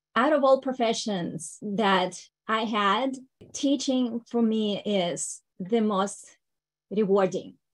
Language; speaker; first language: English; non-native, fluent; Ukrainian